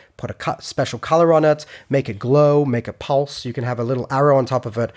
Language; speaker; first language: English; non-native, fluent; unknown